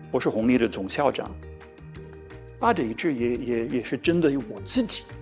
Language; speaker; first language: Chinese; non-native, fluent; English